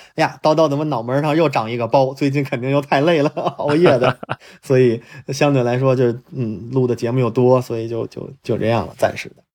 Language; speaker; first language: Chinese; native; Chinese